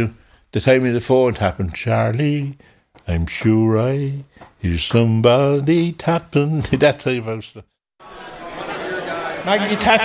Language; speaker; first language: English; native; English